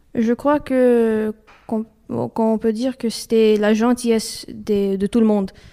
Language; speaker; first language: French; early bilingual, other home language; Romanian